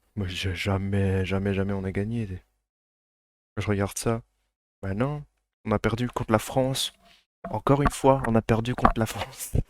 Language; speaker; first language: French; native; French